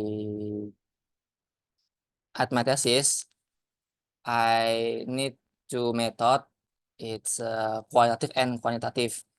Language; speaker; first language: English; non-native, learner; Indonesian